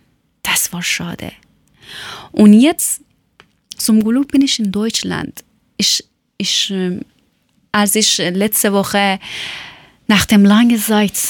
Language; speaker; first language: German; non-native, learner; Persian